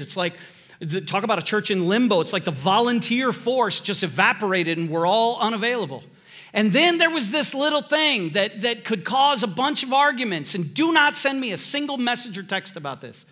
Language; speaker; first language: English; native; English